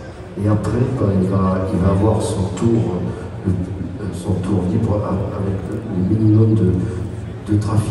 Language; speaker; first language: French; native; French